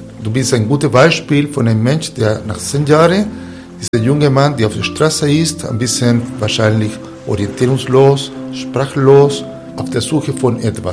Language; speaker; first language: German; non-native, fluent; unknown